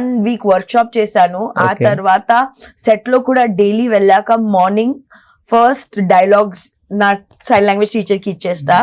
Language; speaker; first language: Telugu; non-native, learner; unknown